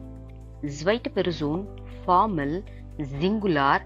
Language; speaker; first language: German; non-native, fluent; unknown